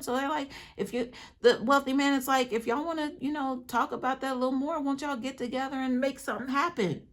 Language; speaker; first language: English; native; English